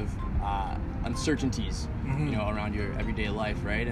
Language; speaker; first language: English; native; English